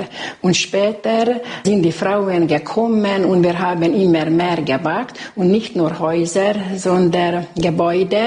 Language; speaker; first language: German; non-native, local second language; Hungarian